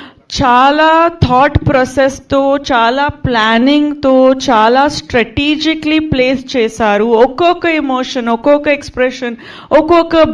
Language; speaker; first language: Telugu; non-native, local second language; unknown